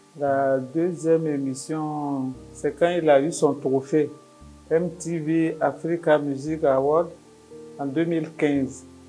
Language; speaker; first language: French; non-native, local second language; Dyula